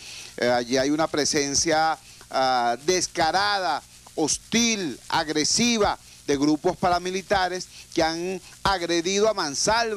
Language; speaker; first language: Spanish; native; Spanish